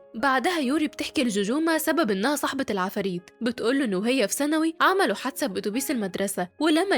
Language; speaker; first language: Arabic; native; Arabic